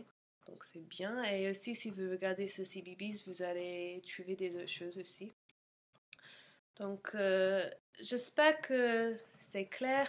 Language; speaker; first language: French; non-native, fluent; English